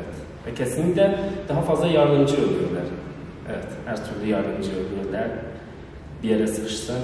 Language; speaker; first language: Turkish; non-native, learner; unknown